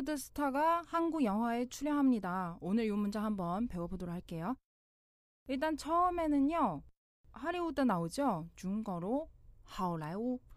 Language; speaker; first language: Korean; non-native, fluent; Chinese